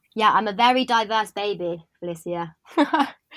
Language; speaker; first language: English; native; English